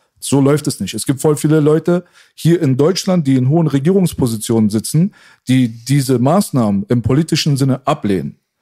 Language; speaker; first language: German; native; German